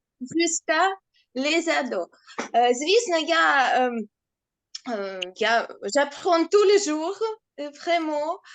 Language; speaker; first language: French; non-native, learner; Ukrainian